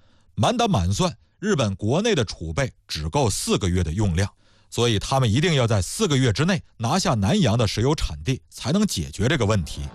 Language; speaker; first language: Chinese; native; Chinese